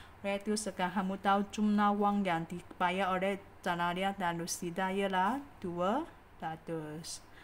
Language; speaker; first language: Malay; non-native, local second language; Chinese